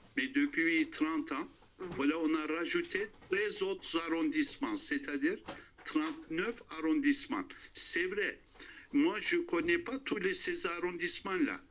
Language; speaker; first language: French; non-native, fluent; Turkish